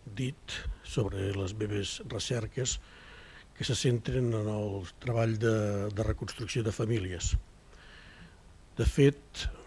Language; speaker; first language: Catalan; native; Catalan